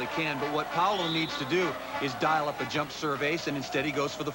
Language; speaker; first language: English; native; English